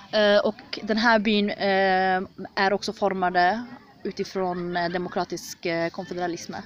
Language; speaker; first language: Swedish; early bilingual, other home language; Kurdish